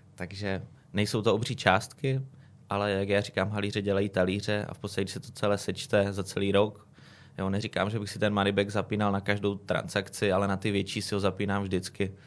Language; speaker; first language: Czech; native; Czech